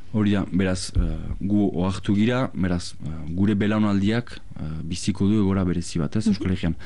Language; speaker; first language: Basque; native; Basque